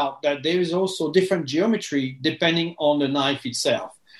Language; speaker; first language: English; non-native, fluent; French